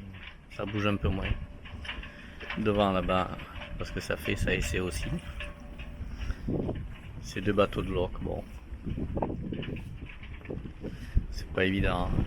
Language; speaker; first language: French; native; French